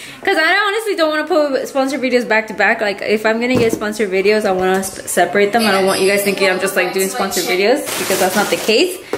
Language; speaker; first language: English; early bilingual, other home language; Spanish